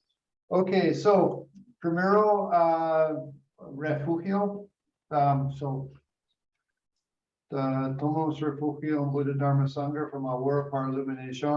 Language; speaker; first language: Spanish; non-native, learner; English